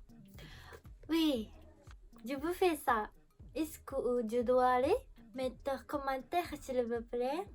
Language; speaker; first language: French; non-native, learner; Japanese